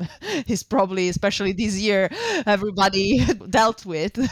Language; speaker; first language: English; non-native, fluent; Italian